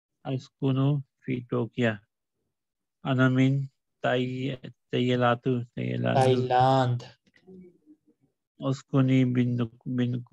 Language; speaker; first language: Arabic; non-native, learner; Urdu